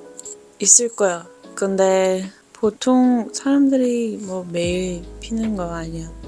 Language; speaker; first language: Korean; non-native, learner; Dutch